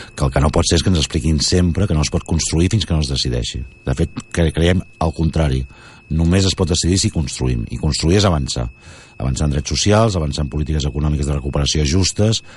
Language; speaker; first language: Catalan; native; Catalan